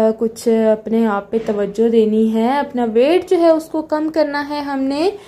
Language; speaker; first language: Urdu; native; Urdu